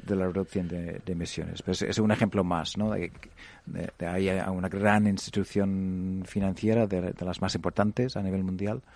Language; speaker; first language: Spanish; non-native, fluent; English